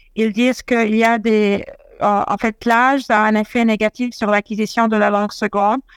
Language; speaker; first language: French; non-native, fluent; Arabic